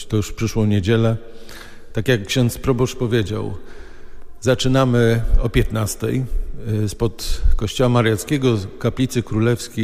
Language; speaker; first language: Polish; native; Polish